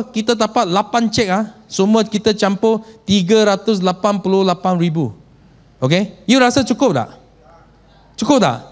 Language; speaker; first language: Malay; non-native, local second language; Chinese